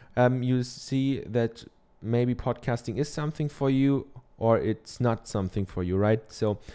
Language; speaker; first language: English; non-native, fluent; German